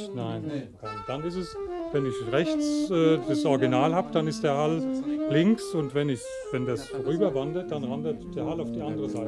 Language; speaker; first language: German; native; German